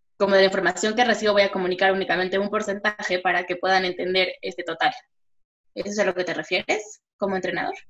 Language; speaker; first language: Spanish; native; Spanish